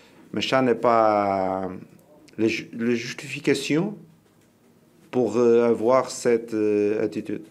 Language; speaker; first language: French; non-native, learner; Portuguese